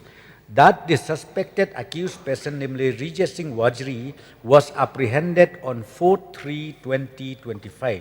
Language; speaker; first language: English; non-native, local second language; Khasi